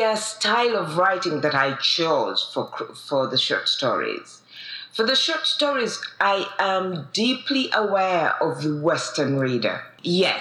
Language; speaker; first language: English; non-native, local second language; Ganda